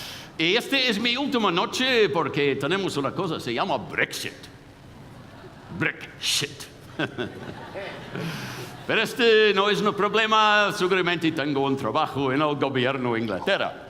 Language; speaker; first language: Spanish; non-native, fluent; English